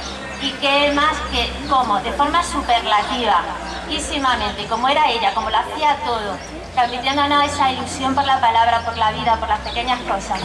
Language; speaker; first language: Spanish; native; Spanish